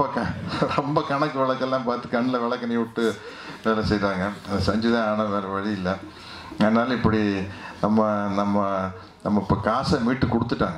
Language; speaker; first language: Tamil; native; Tamil